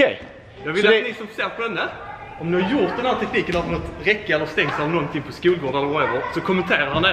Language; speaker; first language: Swedish; native; Swedish